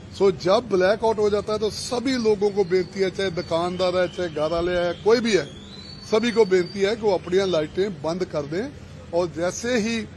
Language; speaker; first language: Hindi; non-native, local second language; Punjabi